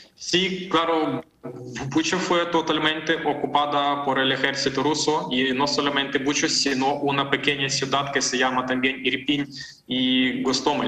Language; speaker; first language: Spanish; non-native, fluent; Ukrainian